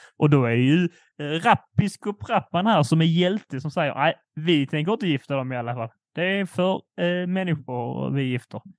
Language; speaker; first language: Swedish; early bilingual, other home language; Polish